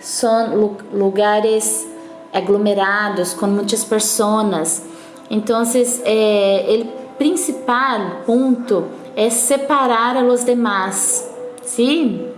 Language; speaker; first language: Spanish; non-native, fluent; Portuguese